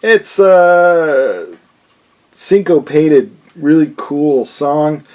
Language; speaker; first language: English; native; English